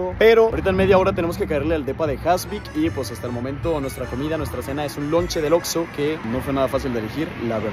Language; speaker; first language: Spanish; native; Spanish